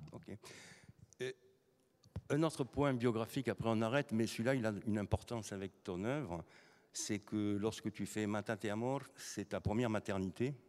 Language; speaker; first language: French; native; French